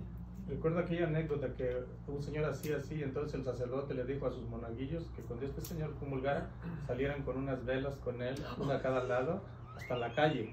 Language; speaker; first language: Spanish; native; Spanish